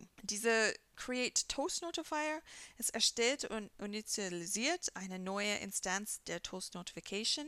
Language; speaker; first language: German; non-native, fluent; English